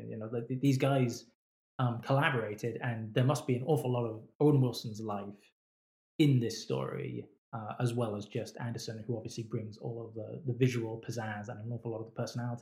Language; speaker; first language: English; native; English